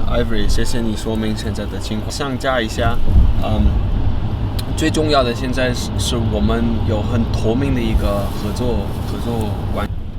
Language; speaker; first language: Chinese; non-native, learner; Dutch